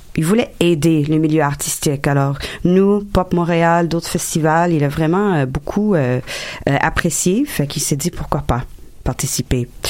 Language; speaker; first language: French; non-native, local second language; English